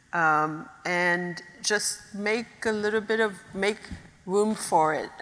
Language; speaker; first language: English; early bilingual, other home language; Haitian Creole